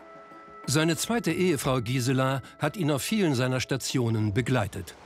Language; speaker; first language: German; native; German